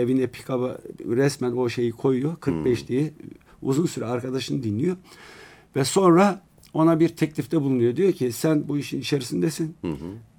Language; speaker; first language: Turkish; native; Turkish